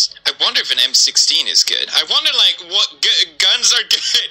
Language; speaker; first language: English; native; English